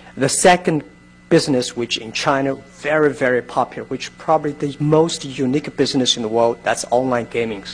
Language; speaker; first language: English; non-native, fluent; Chinese